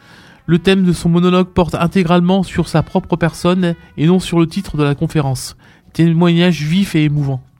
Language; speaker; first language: French; native; French